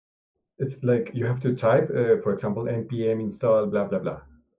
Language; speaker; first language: English; non-native, learner; Spanish